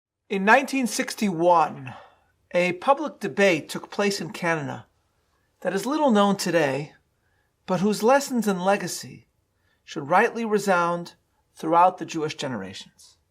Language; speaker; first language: English; native; English